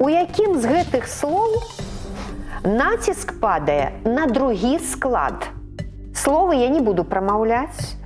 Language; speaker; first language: Belarusian; native; Belarusian